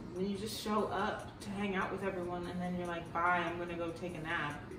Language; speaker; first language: English; native; English